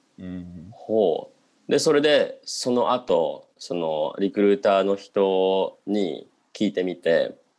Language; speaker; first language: Japanese; native; Japanese